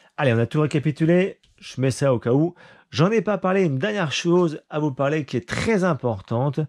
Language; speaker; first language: French; native; French